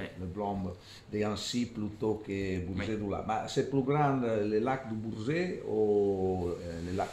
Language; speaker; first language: French; non-native, fluent; Italian